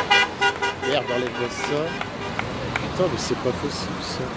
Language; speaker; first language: French; native; French